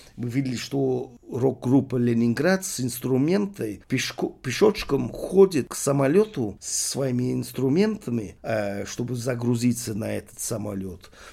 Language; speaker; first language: Russian; non-native, fluent; English